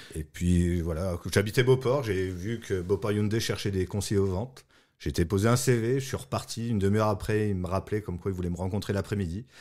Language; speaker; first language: French; native; French